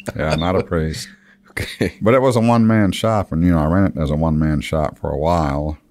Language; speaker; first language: English; native; English